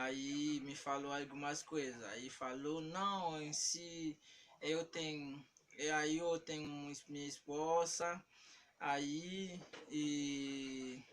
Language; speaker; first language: Portuguese; non-native, learner; Haitian Creole